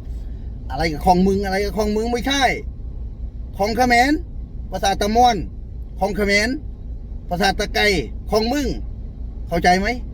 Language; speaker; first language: Thai; non-native, fluent; Khmer